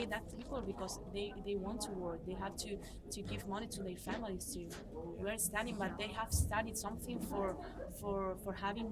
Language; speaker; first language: English; non-native, learner; Spanish